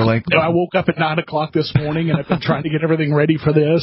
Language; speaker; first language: English; native; English